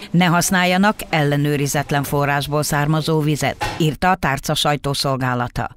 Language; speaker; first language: Hungarian; native; Hungarian